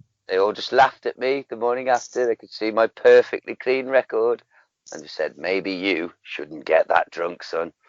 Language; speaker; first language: English; native; English